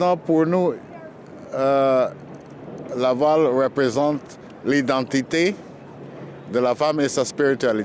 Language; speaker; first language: French; non-native, fluent; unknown